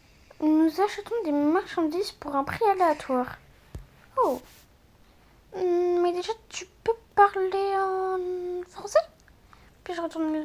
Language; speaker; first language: French; native; French